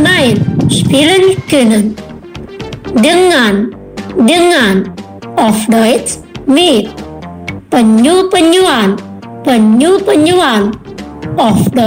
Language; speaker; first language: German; non-native, learner; Indonesian